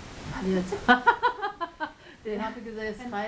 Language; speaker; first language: German; non-native, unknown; Chinese